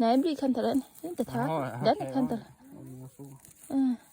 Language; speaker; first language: Swedish; non-native, learner; Thai